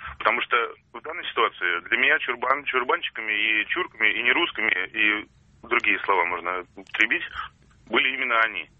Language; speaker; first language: Russian; native; Russian